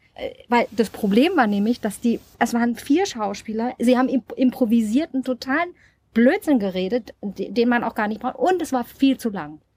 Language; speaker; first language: German; native; German